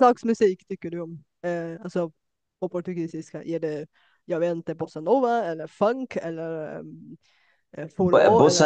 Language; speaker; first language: Swedish; non-native, fluent; Bulgarian